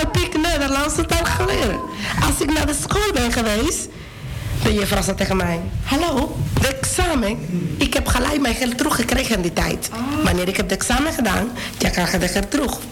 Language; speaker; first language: Dutch; non-native, fluent; Spanish